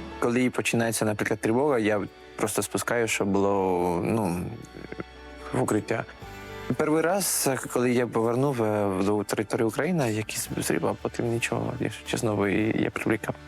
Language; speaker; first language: Ukrainian; non-native, learner; Spanish